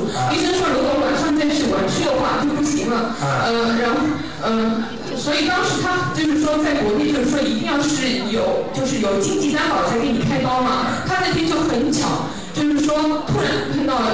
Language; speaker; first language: Chinese; native; Chinese